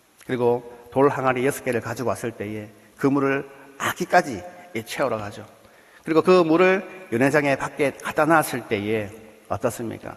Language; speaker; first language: Korean; native; Korean